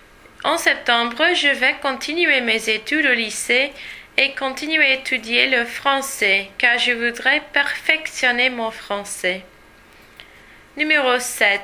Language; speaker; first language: French; non-native, learner; English